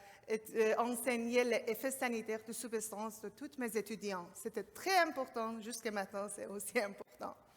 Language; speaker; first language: French; non-native, learner; Persian